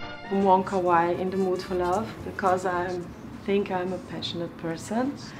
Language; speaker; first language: English; non-native, fluent; German